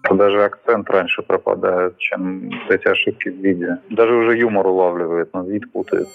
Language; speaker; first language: Russian; native; Russian